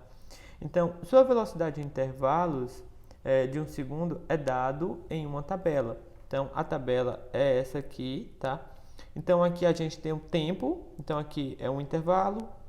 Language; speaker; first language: Portuguese; native; Portuguese